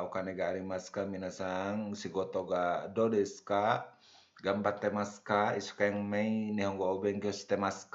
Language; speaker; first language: Japanese; non-native, fluent; Indonesian